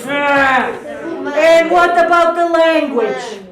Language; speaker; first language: English; non-native, fluent; Portuguese